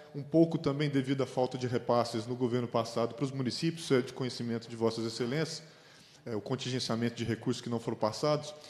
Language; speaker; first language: Portuguese; native; Portuguese